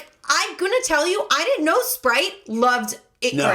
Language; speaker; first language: English; native; English